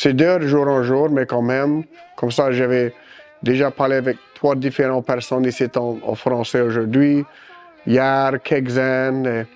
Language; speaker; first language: French; early bilingual, heritage; French